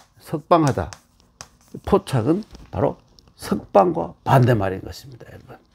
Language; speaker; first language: Korean; native; Korean